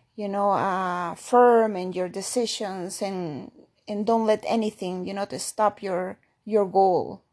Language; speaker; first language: English; non-native, fluent; Spanish